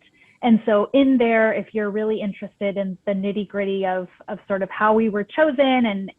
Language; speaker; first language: English; native; English